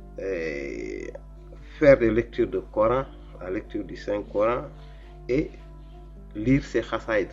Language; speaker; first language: French; non-native, local second language; Wolof